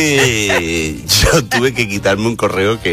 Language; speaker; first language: Spanish; native; Spanish